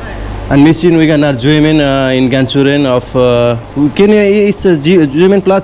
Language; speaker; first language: Dutch; non-native, learner; Nepali